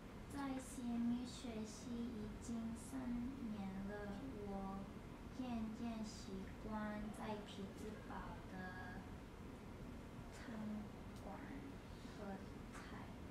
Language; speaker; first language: Chinese; non-native, learner; English